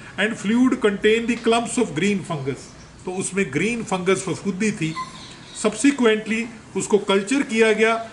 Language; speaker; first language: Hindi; non-native, local second language; Punjabi